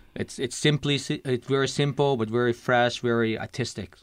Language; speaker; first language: English; early bilingual, other home language; Lao